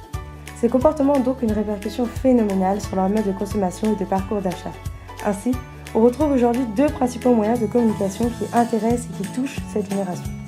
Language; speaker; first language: French; native; French